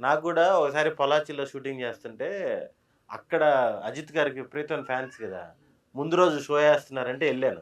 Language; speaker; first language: Telugu; native; Telugu